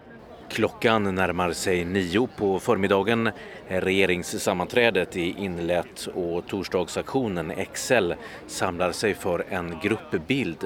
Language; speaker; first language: Swedish; native; Swedish